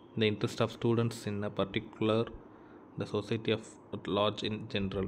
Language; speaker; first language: English; non-native, local second language; Tamil